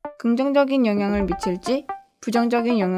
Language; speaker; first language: Korean; native; Korean